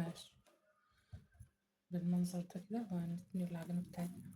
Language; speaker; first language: Arabic; native; Arabic